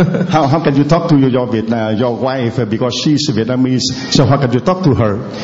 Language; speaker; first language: English; non-native, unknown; Vietnamese